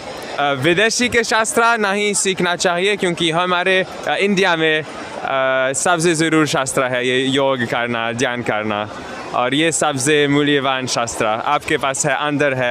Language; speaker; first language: Hindi; non-native, learner; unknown